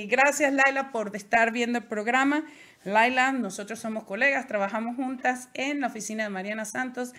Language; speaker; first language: Spanish; native; Spanish